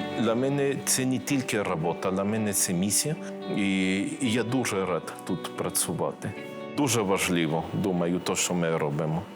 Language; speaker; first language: Ukrainian; non-native, learner; Spanish